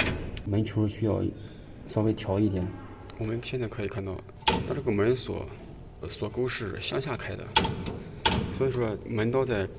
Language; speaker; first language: Chinese; native; Chinese